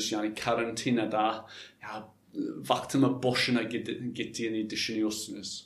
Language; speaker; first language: Turkish; non-native, fluent; English